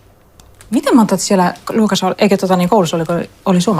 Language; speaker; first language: Finnish; early bilingual, heritage; Finnish